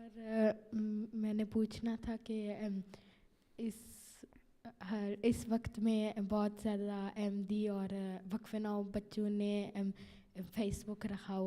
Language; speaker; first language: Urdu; early bilingual, heritage; Urdu